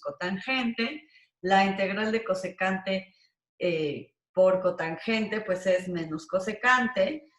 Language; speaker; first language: Spanish; native; Spanish